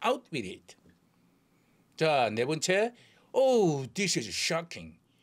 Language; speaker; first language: English; non-native, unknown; Korean